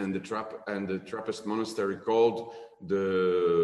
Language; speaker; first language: English; non-native, fluent; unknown